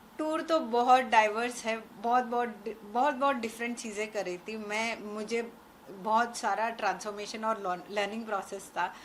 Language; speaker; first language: Hindi; non-native, local second language; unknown